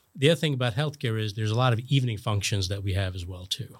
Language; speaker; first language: English; native; English